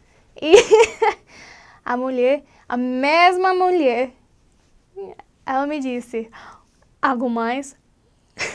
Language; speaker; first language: Portuguese; non-native, learner; English